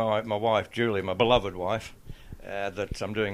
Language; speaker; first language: English; native; English